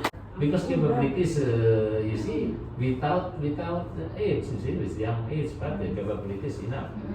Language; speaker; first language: English; non-native, learner; Indonesian